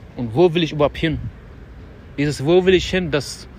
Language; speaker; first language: German; non-native, fluent; Wolof